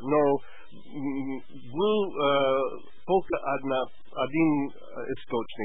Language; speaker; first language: Russian; non-native, learner; English